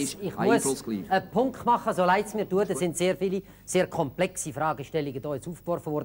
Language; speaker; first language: German; native; German